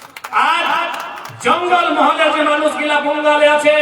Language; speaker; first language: Bangla; non-native, local second language; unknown